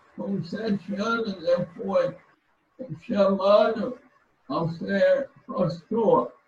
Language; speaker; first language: Portuguese; non-native, learner; English